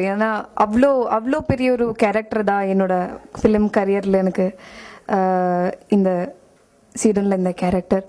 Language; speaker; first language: Tamil; non-native, fluent; Malayalam